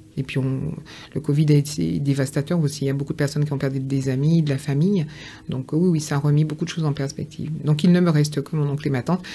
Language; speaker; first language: French; native; French